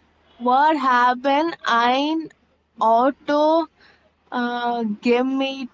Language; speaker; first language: German; non-native, learner; Tamil